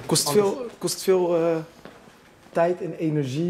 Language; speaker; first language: Dutch; native; Dutch